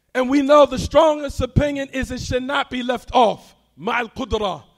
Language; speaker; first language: English; native; English